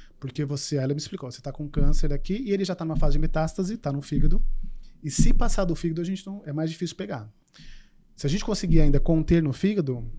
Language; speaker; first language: Portuguese; native; Portuguese